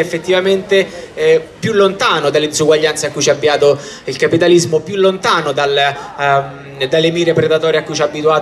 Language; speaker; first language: Italian; native; Italian